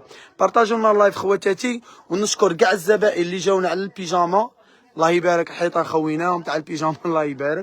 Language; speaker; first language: Arabic; native; Arabic